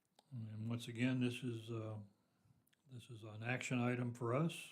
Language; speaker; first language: English; native; English